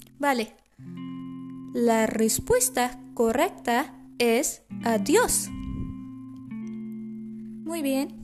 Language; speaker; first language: Spanish; non-native, learner; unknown